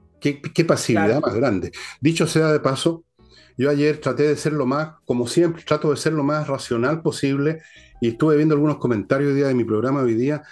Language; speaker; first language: Spanish; native; Spanish